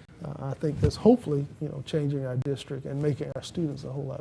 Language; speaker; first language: English; native; English